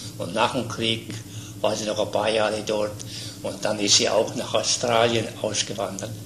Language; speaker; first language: German; native; German